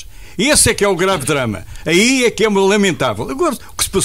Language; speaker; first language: Portuguese; native; Portuguese